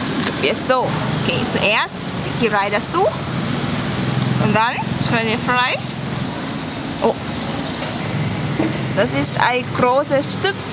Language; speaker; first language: German; non-native, fluent; Thai